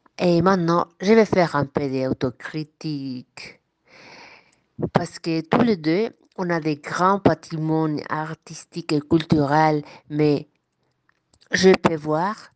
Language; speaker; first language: French; non-native, fluent; Spanish